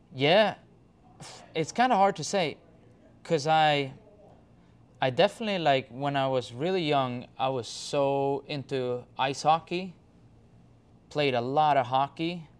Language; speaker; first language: English; non-native, fluent; Swedish